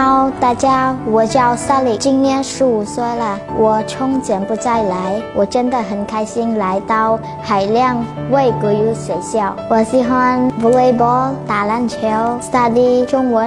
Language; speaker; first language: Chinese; non-native, learner; Khmer